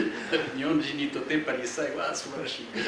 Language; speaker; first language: Japanese; non-native, fluent; French